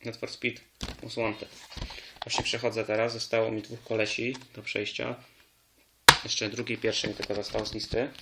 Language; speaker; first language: Polish; native; Polish